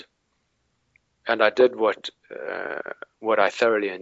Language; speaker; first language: English; native; English